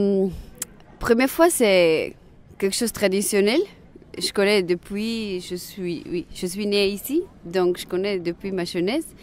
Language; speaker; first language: French; non-native, local second language; German